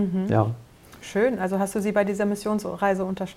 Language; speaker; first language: German; native; German